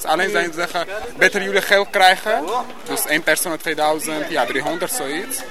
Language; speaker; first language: Dutch; non-native, learner; Armenian